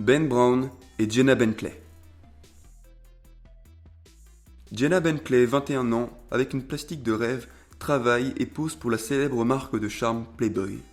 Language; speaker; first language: French; native; French